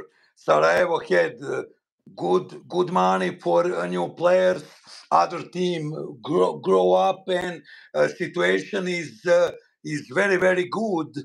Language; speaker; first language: English; non-native, learner; Bosnian